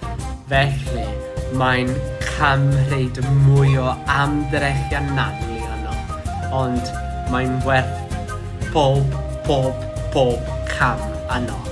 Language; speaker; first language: Welsh; non-native, learner; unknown